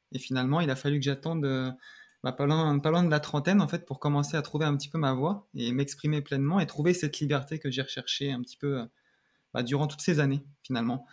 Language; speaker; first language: French; native; French